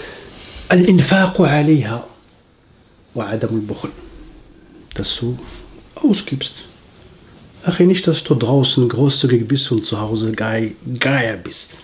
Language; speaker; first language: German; non-native, learner; Arabic